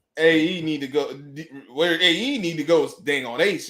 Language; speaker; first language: English; native; English